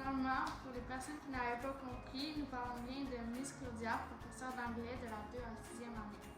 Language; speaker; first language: French; native; French